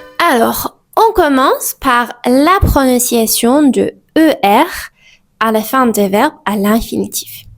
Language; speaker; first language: French; native; French